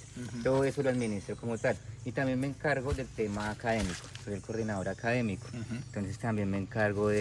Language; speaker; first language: Spanish; native; Spanish